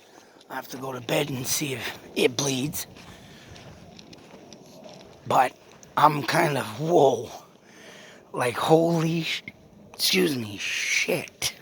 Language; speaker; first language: English; native; English